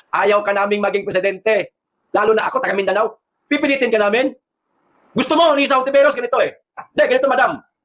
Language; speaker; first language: Filipino; non-native, local second language; Cebuano